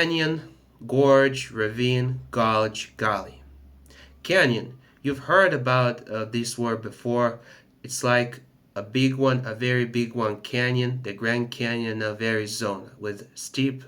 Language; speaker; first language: English; non-native, fluent; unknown